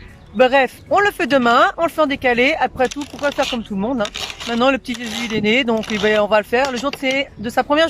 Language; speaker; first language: French; native; French